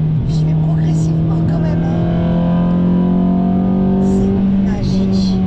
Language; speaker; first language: French; native; French